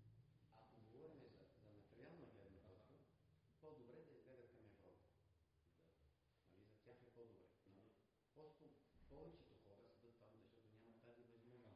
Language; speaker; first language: Bulgarian; non-native, fluent; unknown